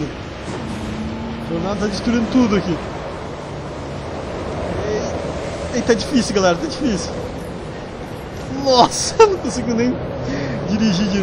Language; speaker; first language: Portuguese; native; Portuguese